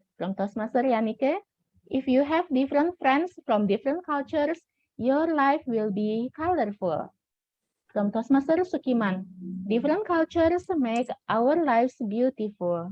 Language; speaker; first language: English; non-native, fluent; Indonesian